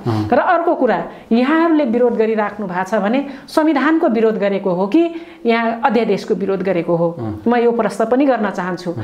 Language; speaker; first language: Nepali; non-native, local second language; Rana Tharu